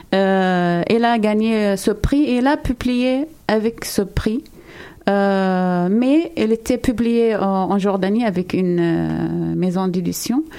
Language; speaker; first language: French; non-native, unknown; Arabic